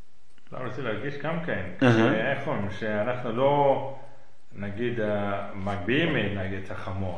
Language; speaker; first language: Hebrew; non-native, learner; English